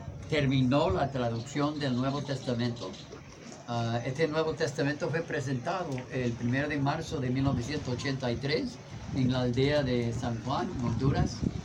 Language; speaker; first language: Spanish; non-native, fluent; English